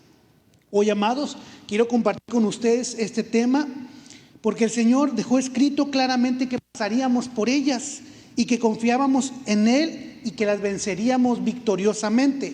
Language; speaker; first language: Spanish; native; Spanish